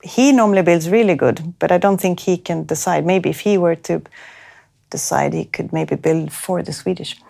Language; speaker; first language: English; non-native, fluent; Swedish